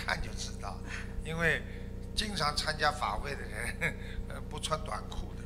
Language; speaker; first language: Chinese; native; Chinese